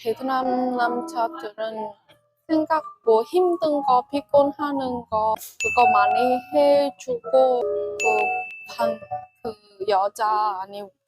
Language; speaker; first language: Korean; non-native, learner; Vietnamese